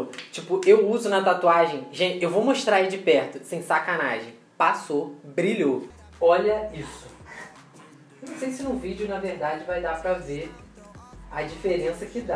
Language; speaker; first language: Portuguese; native; Portuguese